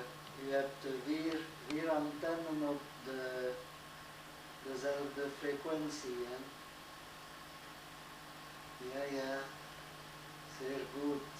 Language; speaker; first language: Dutch; non-native, learner; French